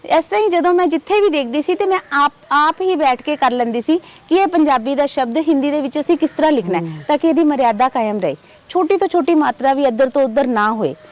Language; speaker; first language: Punjabi; non-native, local second language; Hindi